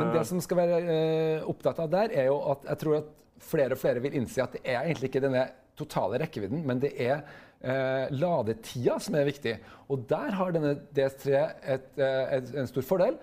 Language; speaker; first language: Norwegian; native; Norwegian